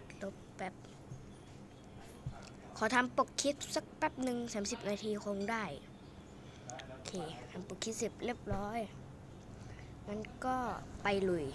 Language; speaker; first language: Thai; native; Thai